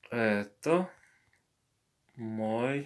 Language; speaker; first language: Russian; non-native, learner; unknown